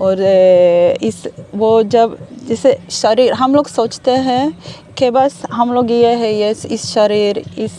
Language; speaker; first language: Hindi; non-native, learner; Hebrew